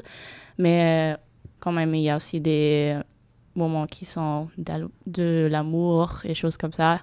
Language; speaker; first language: French; non-native, fluent; German